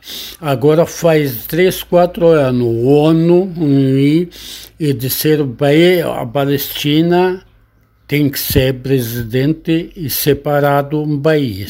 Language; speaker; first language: Portuguese; non-native, learner; Arabic